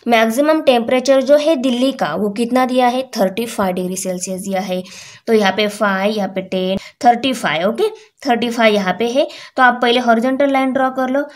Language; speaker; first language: Hindi; non-native, local second language; Marathi